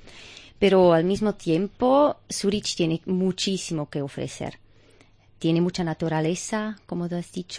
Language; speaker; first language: Spanish; non-native, fluent; German